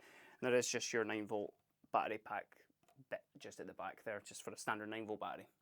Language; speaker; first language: English; native; English